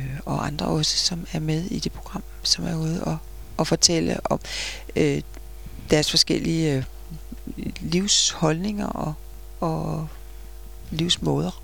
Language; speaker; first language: Danish; native; Danish